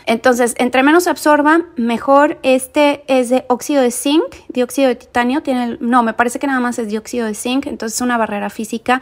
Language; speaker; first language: Spanish; native; Spanish